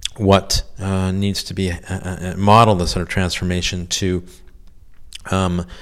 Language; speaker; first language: English; native; English